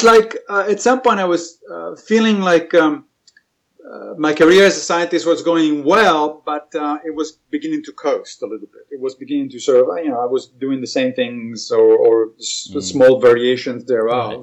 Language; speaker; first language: English; non-native, fluent; Italian